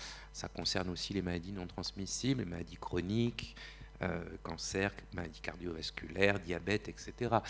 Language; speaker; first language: French; native; French